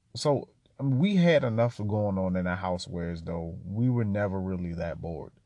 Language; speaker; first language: English; native; English